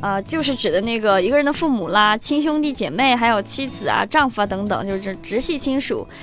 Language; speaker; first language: Chinese; native; Chinese